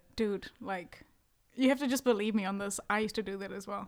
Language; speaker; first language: English; native; English